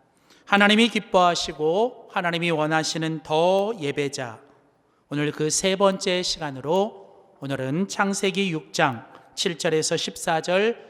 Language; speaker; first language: Korean; native; Korean